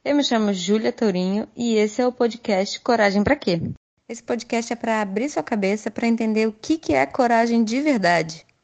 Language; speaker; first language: Portuguese; native; Portuguese